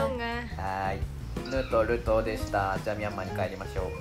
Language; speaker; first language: Japanese; native; Japanese